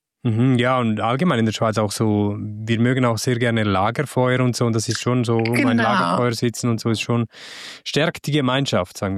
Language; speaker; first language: German; native; German